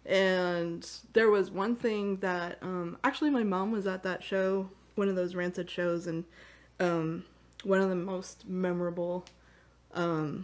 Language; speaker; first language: English; native; English